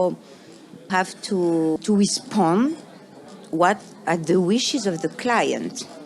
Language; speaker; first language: English; non-native, fluent; French